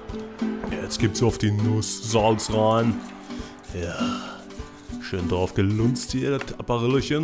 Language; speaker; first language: German; native; German